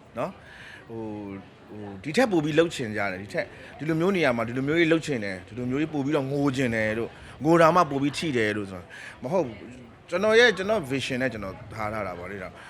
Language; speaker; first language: Burmese; non-native, local second language; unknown